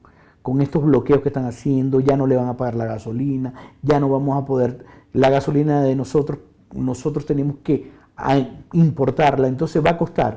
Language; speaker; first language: Spanish; native; Spanish